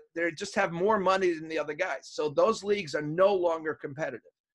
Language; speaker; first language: English; native; English